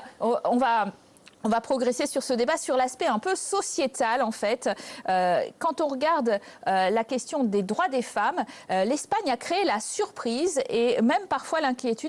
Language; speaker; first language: French; native; French